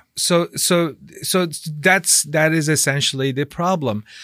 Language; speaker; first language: English; non-native, fluent; Chinese